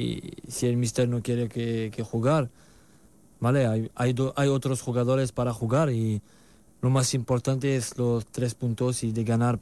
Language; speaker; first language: Spanish; non-native, learner; French